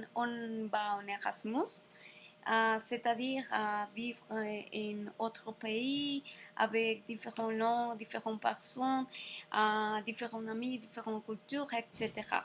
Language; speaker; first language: French; non-native, learner; Spanish